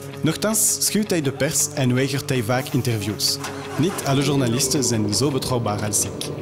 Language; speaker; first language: Dutch; non-native, local second language; French